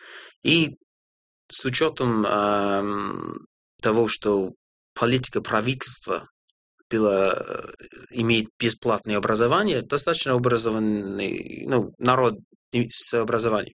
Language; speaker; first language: Russian; non-native, fluent; English